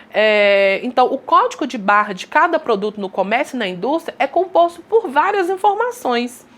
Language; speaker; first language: Portuguese; native; Portuguese